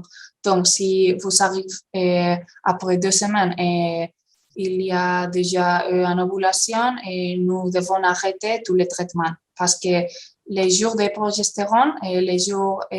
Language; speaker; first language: French; non-native, fluent; Spanish